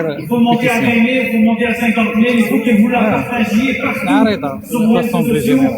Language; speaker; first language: French; native; French